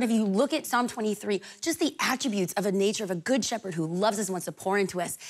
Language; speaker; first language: English; native; English